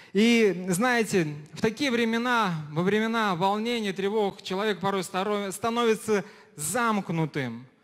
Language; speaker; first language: Russian; native; Russian